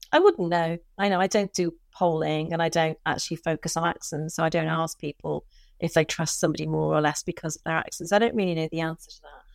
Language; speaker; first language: English; native; English